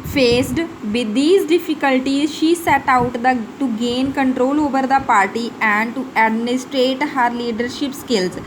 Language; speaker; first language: English; non-native, local second language; Punjabi